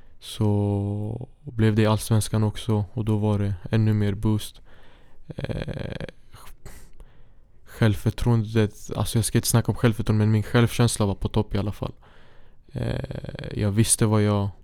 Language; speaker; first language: Swedish; early bilingual, other home language; Syriac